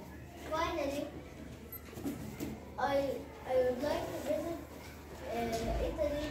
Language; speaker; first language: English; non-native, learner; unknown